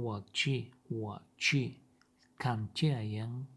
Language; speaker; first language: Chinese; non-native, learner; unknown